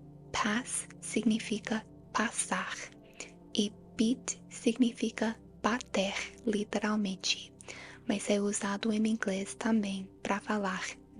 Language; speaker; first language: Portuguese; non-native, fluent; English